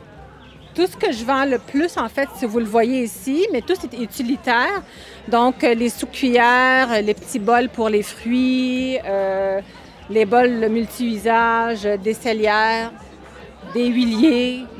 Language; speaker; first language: French; native; French